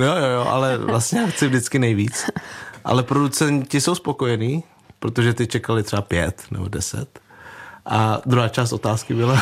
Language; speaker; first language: Czech; early bilingual, other home language; Vietnamese